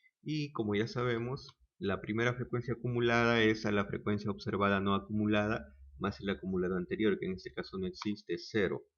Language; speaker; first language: Spanish; native; Spanish